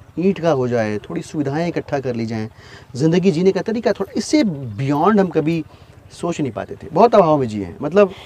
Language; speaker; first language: Hindi; native; Hindi